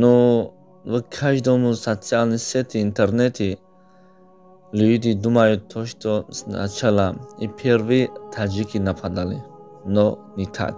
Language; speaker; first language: Russian; non-native, learner; Tajik